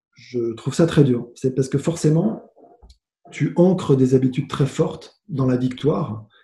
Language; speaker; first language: French; native; French